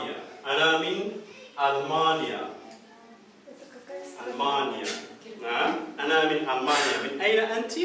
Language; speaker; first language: Arabic; non-native, fluent; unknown